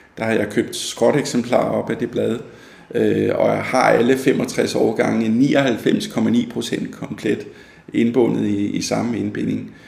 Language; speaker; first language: Danish; native; Danish